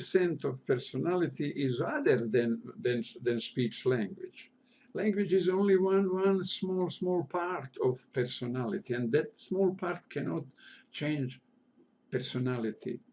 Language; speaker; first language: English; non-native, learner; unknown